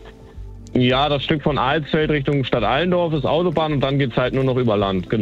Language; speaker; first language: German; native; German